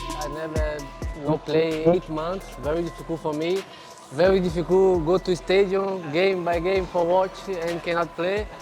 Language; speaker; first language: English; non-native, learner; Portuguese